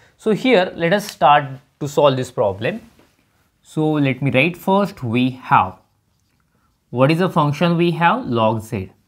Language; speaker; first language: English; non-native, local second language; Marathi